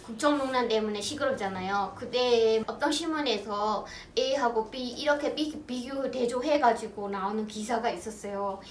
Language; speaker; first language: Korean; non-native, fluent; Burmese